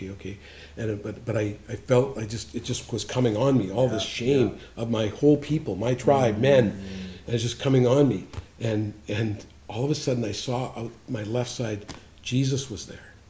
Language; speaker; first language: English; native; English